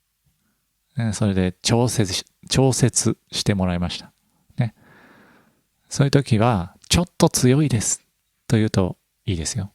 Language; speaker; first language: Japanese; native; Japanese